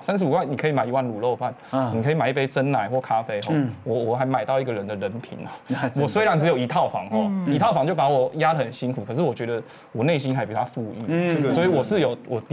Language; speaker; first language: Chinese; native; Chinese